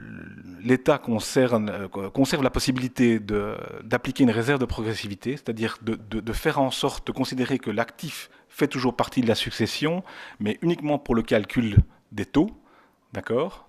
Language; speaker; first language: French; native; French